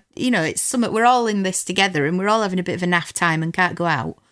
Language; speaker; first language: English; native; English